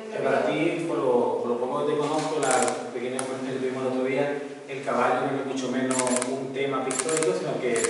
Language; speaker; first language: Spanish; native; Spanish